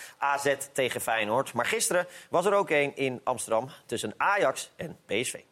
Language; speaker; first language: Dutch; native; Dutch